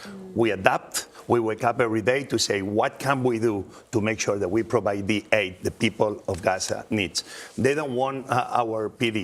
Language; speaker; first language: English; non-native, fluent; Spanish